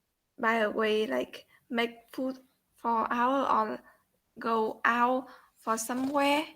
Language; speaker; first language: English; non-native, learner; Vietnamese